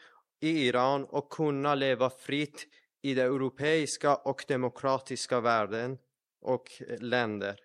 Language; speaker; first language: Swedish; non-native, fluent; Persian